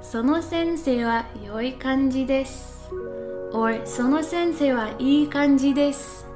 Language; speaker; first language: Japanese; non-native, fluent; English